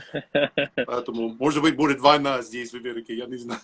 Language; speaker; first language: Russian; non-native, learner; English